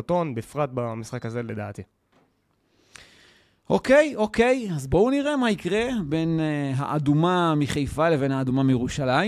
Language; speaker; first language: Hebrew; native; Hebrew